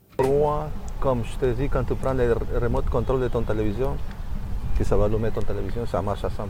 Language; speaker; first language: French; non-native, learner; Spanish